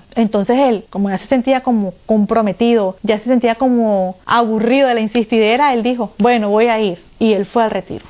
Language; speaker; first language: Spanish; native; Spanish